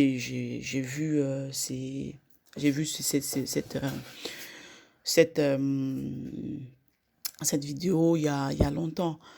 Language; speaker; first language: French; native; French